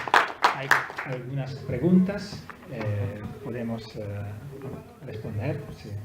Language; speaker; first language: Spanish; non-native, fluent; Italian